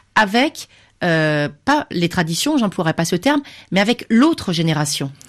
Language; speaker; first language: French; native; French